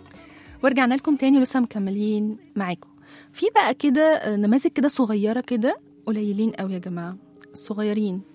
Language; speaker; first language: Arabic; native; Arabic